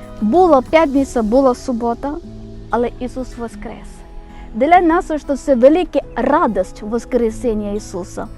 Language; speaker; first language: Ukrainian; non-native, fluent; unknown